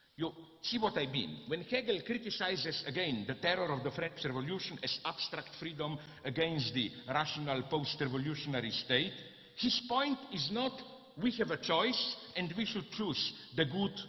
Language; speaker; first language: English; non-native, fluent; Slovenian